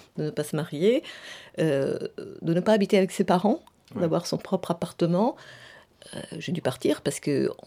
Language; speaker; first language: French; non-native, fluent; Italian